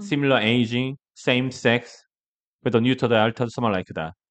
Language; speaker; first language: English; non-native, learner; Korean